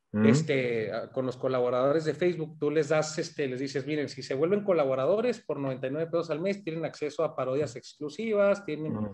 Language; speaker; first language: Spanish; native; Spanish